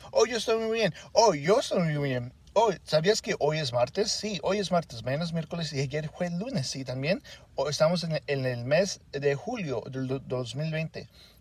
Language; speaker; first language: Spanish; early bilingual, heritage; Spanish